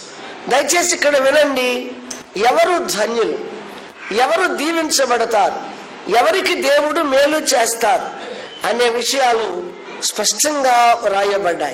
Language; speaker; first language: Telugu; native; Telugu